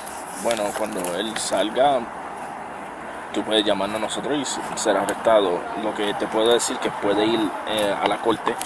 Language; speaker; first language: Spanish; early bilingual, other home language; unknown